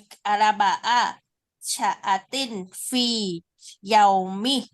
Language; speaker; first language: Arabic; non-native, learner; Urdu